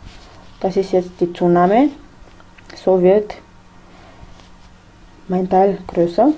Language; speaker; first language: German; non-native, fluent; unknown